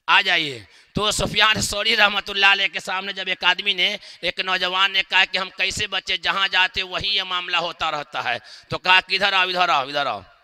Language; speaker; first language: Hindi; native; Hindi